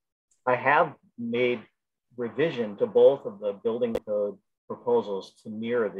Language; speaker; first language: English; native; English